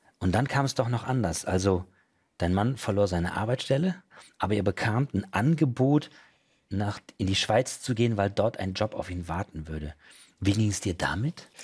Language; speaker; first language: German; native; German